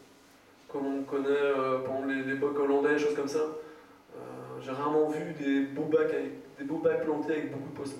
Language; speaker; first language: French; native; French